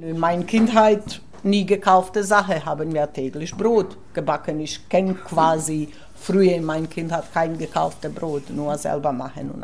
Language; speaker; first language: German; non-native, learner; Bosnian